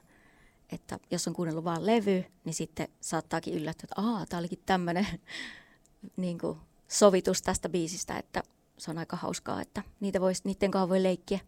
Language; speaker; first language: Finnish; native; Finnish